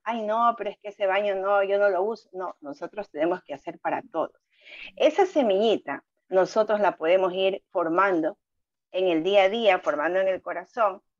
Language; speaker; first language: Spanish; native; Spanish